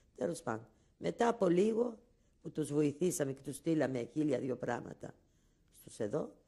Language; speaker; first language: Greek; non-native, local second language; Ladino